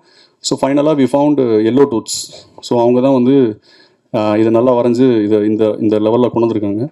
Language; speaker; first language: Tamil; native; Tamil